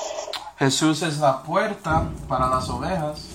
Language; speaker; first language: Spanish; non-native, fluent; English